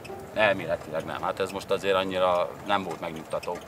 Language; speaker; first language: Hungarian; native; Hungarian